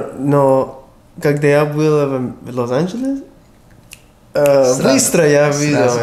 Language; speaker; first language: Russian; non-native, learner; English